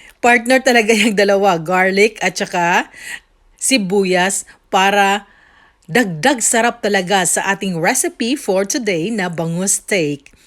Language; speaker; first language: Filipino; native; Filipino